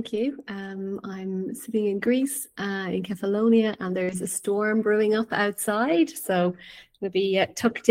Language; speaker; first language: English; native; English